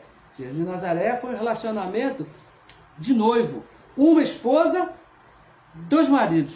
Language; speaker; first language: Portuguese; native; Portuguese